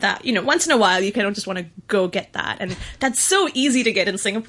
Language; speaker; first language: English; native; English